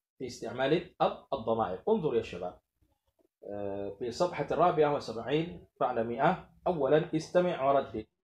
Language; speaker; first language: Arabic; non-native, fluent; Indonesian